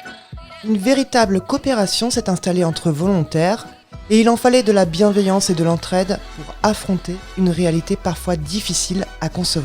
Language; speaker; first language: French; native; French